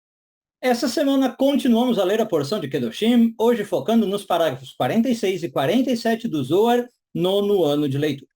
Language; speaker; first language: Portuguese; native; Portuguese